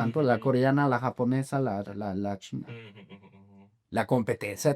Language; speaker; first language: Spanish; non-native, fluent; German